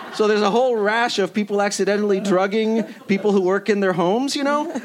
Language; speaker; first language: English; early bilingual, other home language; Spanish